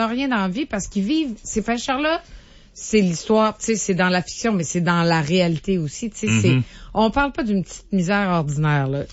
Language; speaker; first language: French; native; French